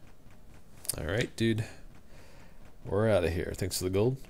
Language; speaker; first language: English; native; English